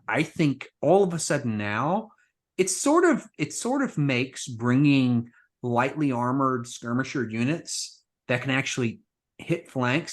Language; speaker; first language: English; native; English